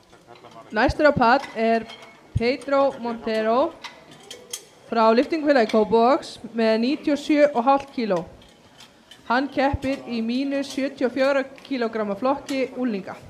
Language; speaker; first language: Icelandic; native; Icelandic